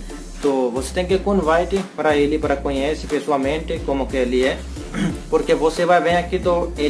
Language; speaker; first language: Portuguese; non-native, learner; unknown